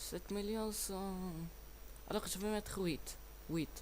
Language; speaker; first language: French; non-native, learner; English